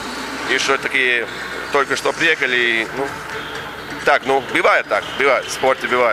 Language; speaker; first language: Russian; non-native, fluent; Latvian